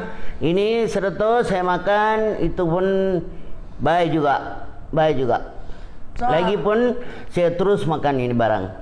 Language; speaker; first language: Indonesian; non-native, local second language; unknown